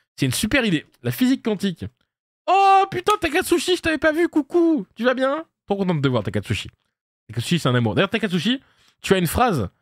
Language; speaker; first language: French; native; French